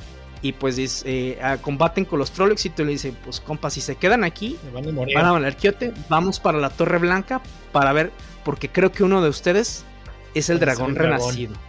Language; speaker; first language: Spanish; native; Spanish